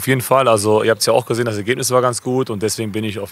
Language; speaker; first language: German; native; German